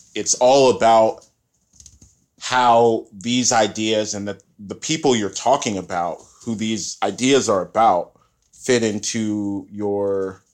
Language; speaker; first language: English; early bilingual, other home language; Yoruba